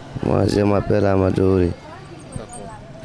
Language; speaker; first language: French; non-native, local second language; Fula